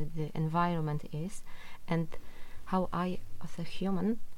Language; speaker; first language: English; non-native, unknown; Polish